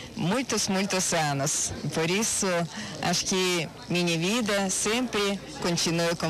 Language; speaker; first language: Portuguese; non-native, learner; Russian